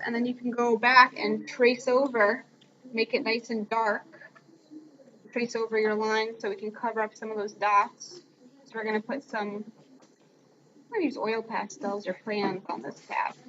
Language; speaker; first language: English; native; English